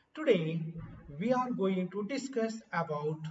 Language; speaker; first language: English; non-native, local second language; Kannada